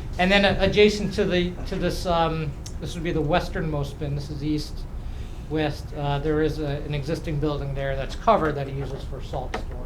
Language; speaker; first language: English; native; English